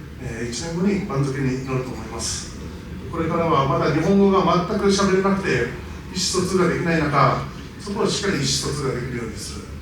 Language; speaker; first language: Japanese; native; Japanese